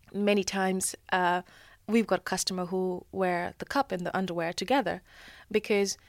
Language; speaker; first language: English; non-native, local second language; Nepali